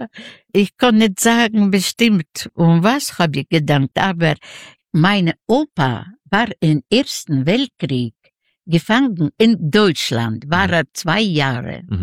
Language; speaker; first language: German; non-native, learner; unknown